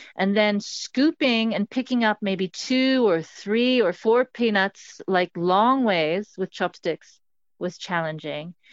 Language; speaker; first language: English; non-native, local second language; Cantonese